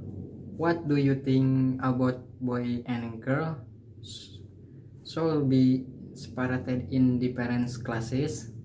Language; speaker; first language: English; non-native, learner; Indonesian